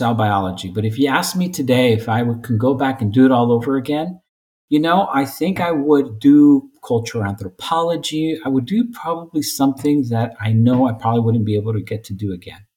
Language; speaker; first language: English; native; English